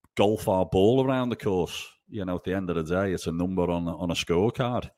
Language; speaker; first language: English; native; English